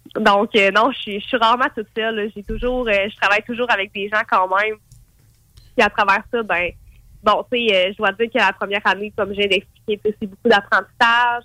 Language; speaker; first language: French; native; French